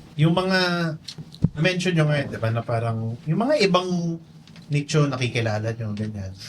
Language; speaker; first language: Filipino; native; Filipino